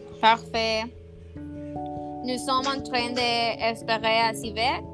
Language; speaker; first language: French; non-native, learner; Spanish